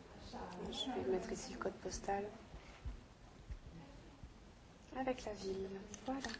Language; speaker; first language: French; native; French